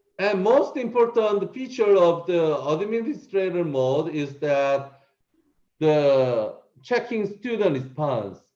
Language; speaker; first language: English; non-native, learner; Korean